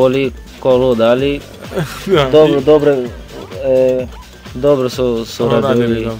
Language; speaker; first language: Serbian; non-native, learner; Portuguese